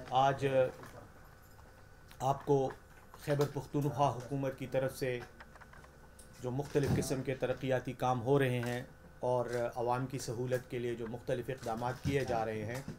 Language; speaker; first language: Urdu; non-native, local second language; Pashto